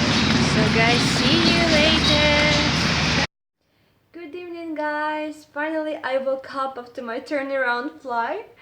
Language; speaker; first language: English; non-native, learner; Russian